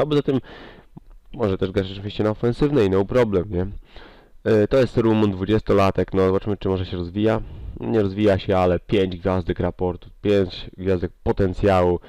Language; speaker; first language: Polish; native; Polish